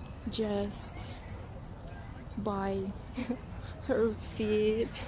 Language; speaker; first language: English; non-native, fluent; Russian